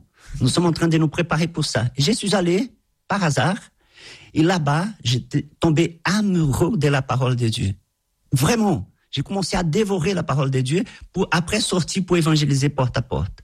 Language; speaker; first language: French; non-native, fluent; Portuguese